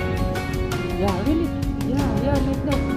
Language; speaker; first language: English; non-native, local second language; Filipino